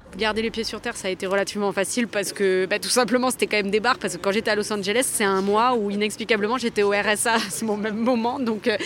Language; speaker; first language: French; native; French